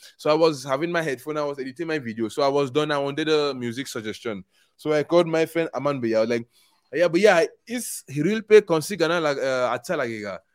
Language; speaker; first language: English; non-native, local second language; Igbo